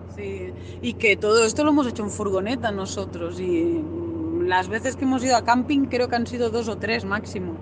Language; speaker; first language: Spanish; native; Spanish